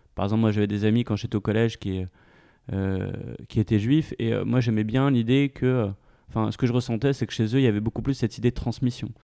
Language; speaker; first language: French; native; French